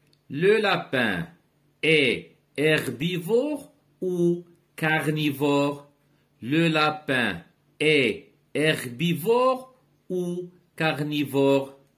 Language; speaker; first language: French; non-native, local second language; Arabic